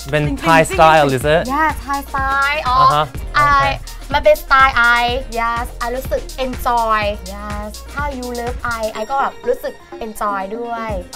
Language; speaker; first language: English; non-native, learner; Thai